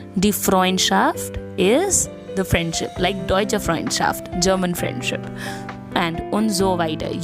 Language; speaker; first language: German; non-native, fluent; Hindi